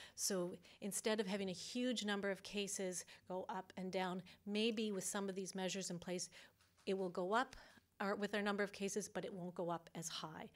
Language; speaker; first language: English; native; English